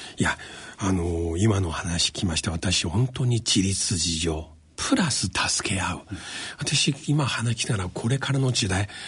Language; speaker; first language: Japanese; non-native, fluent; Chinese